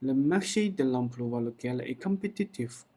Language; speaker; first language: French; non-native, learner; Chinese